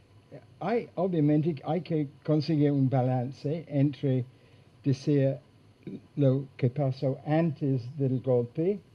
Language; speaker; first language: Spanish; non-native, fluent; English